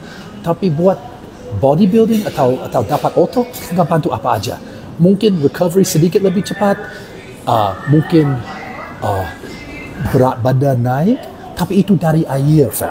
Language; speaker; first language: Indonesian; non-native, learner; English